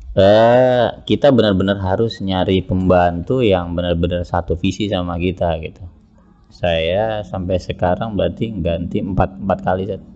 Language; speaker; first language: Indonesian; native; Indonesian